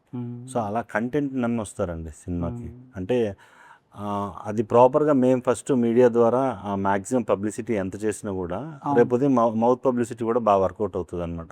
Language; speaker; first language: Telugu; native; Telugu